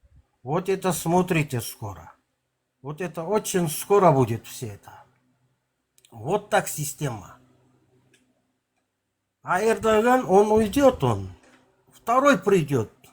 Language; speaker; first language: Russian; non-native, local second language; Kazakh